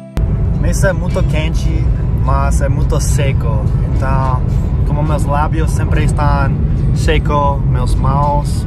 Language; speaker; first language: Portuguese; non-native, fluent; English